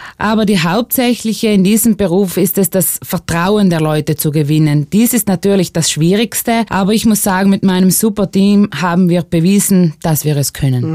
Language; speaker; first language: German; native; German